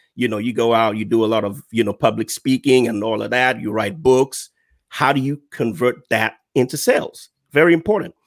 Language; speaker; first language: English; non-native, local second language; Yoruba